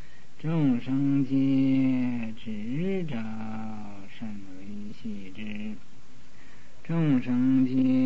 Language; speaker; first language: Chinese; native; Chinese